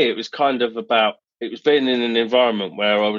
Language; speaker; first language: English; native; English